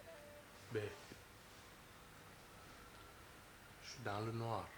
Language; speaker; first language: French; non-native, local second language; Fula